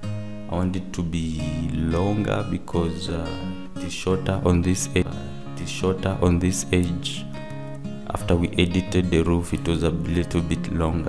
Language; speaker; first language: English; non-native, local second language; Swahili